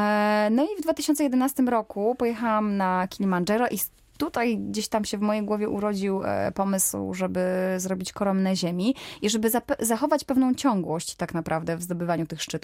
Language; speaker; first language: Polish; native; Polish